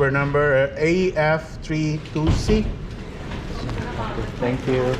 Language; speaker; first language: English; non-native, local second language; Filipino